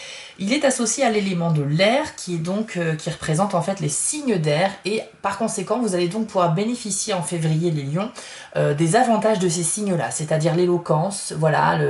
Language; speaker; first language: French; native; French